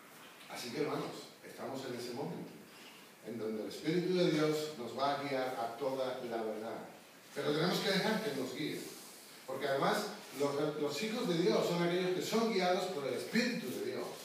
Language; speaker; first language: Spanish; native; Spanish